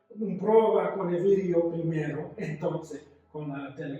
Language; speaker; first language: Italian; non-native, learner; English